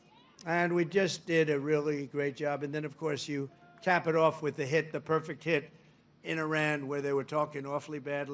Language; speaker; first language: English; native; English